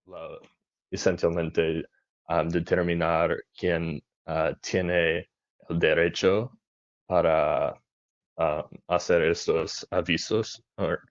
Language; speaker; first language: Spanish; non-native, learner; English